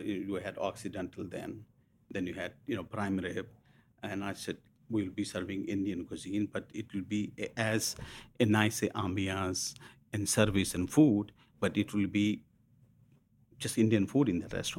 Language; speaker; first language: English; non-native, local second language; Hindi